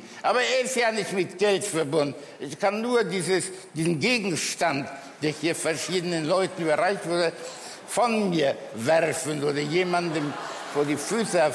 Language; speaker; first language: German; early bilingual, other home language; Polish